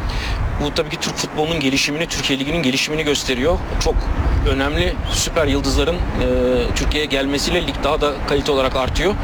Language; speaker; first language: Turkish; native; Turkish